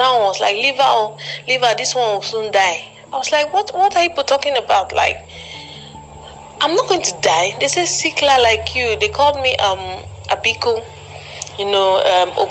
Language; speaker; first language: English; non-native, local second language; Igbo